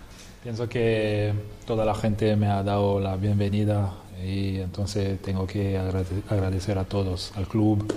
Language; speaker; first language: Spanish; non-native, fluent; French